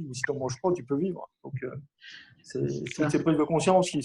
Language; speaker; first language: French; native; French